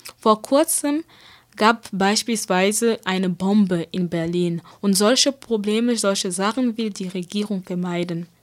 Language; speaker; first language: German; non-native, fluent; Central Kurdish